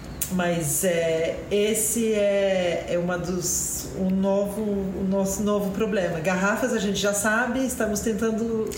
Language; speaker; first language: Portuguese; non-native, fluent; French